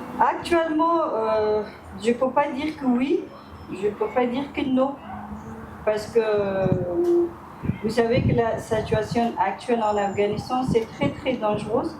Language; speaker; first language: French; non-native, fluent; Persian